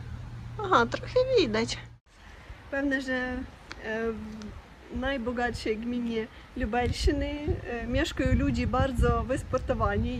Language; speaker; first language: Polish; non-native, learner; Russian